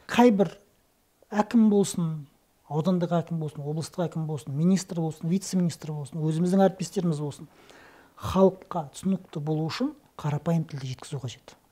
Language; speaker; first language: Kazakh; non-native, local second language; Russian